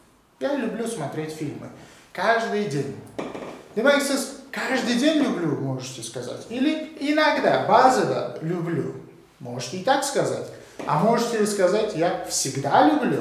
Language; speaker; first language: Russian; non-native, local second language; Uzbek